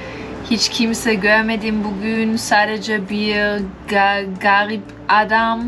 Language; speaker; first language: Turkish; non-native, learner; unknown